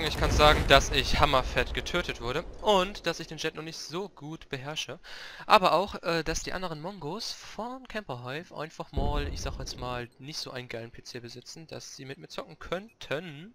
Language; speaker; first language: German; native; German